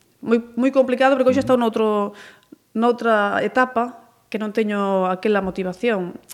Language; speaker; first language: Galician; native; Galician